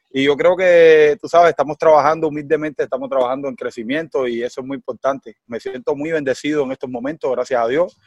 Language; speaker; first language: Spanish; native; Spanish